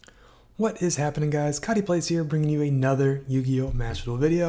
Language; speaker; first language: English; native; English